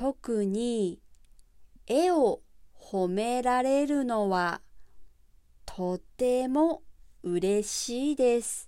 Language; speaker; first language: Japanese; native; Japanese